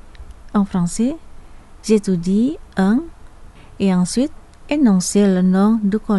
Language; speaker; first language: French; non-native, fluent; Indonesian